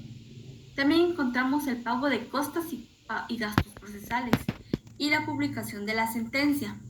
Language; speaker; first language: Spanish; native; Spanish